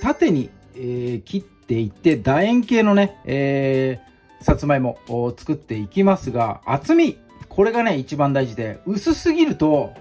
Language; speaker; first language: Japanese; native; Japanese